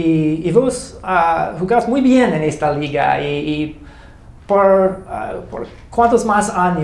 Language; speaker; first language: Spanish; non-native, learner; English